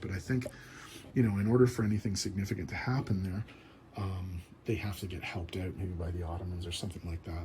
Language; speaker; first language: English; native; English